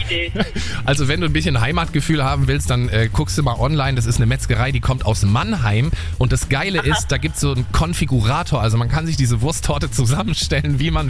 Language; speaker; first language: German; native; German